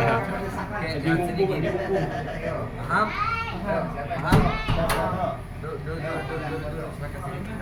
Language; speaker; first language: Indonesian; non-native, learner; Arabic